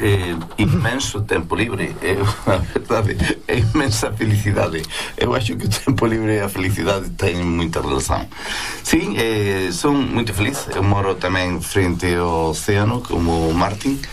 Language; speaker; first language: Portuguese; non-native, fluent; Spanish